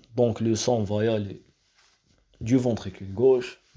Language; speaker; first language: French; non-native, local second language; Arabic